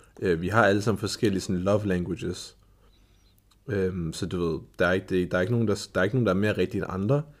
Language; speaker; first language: Danish; early bilingual, other home language; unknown